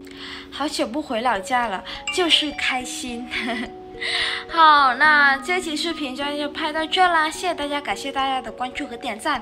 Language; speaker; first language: Chinese; non-native, fluent; Vietnamese